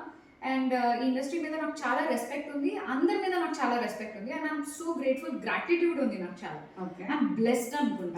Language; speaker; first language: Telugu; non-native, local second language; Kannada